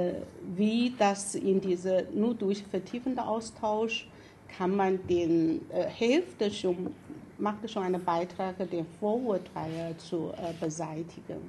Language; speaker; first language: German; non-native, fluent; Chinese